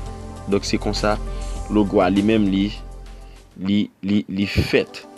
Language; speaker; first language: French; non-native, learner; Haitian Creole